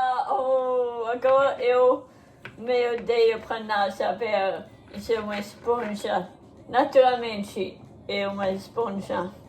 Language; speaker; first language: Portuguese; non-native, learner; German